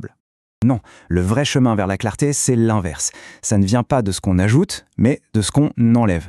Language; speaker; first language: French; native; French